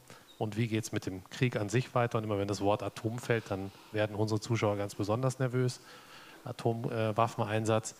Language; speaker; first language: German; native; German